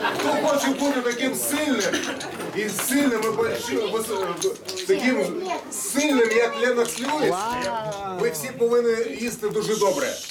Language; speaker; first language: Ukrainian; non-native, local second language; Russian